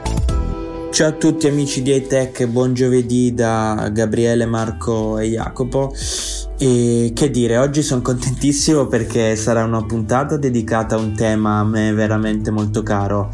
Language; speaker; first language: Italian; native; Italian